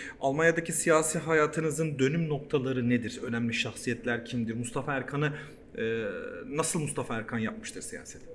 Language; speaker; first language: Turkish; early bilingual, heritage; Turkish